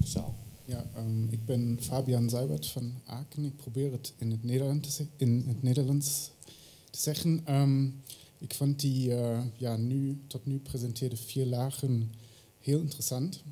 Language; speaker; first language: Dutch; non-native, fluent; German